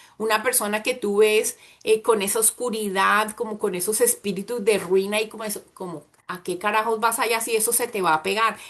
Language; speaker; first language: Spanish; native; Spanish